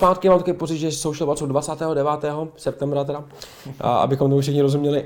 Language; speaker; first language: Czech; native; Czech